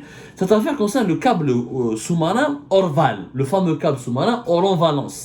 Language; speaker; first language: French; non-native, local second language; Arabic